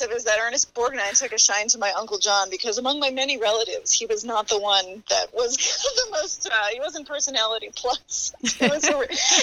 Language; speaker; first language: English; native; English